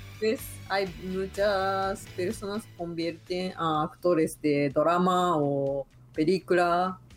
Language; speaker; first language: Spanish; non-native, learner; Japanese